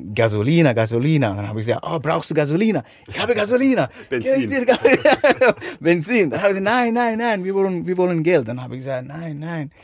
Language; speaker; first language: German; non-native, fluent; Sinhala